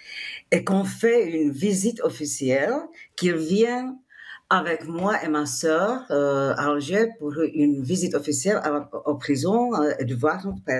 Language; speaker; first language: French; non-native, fluent; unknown